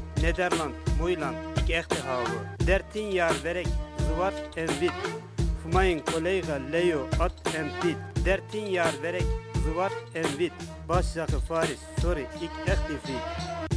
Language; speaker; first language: Dutch; non-native, learner; Turkish